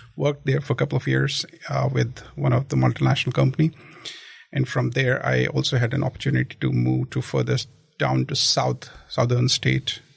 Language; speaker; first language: English; non-native, local second language; Kashmiri